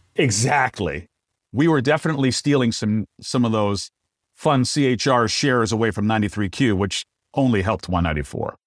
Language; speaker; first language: English; native; English